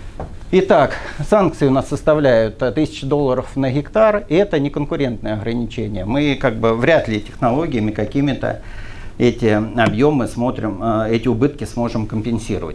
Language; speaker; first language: Russian; native; Russian